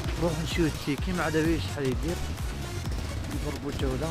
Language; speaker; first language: Arabic; native; Arabic